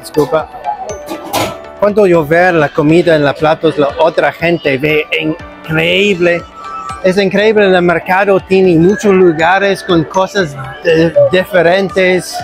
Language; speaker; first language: Spanish; non-native, learner; English